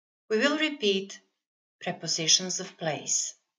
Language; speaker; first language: English; non-native, fluent; Serbian